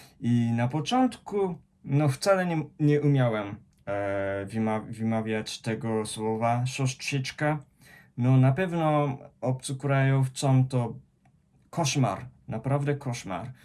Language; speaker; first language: Polish; non-native, fluent; Japanese